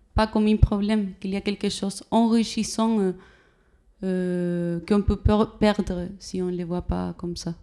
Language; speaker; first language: French; non-native, fluent; Spanish